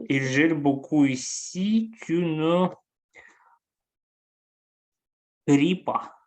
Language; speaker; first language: French; non-native, learner; Russian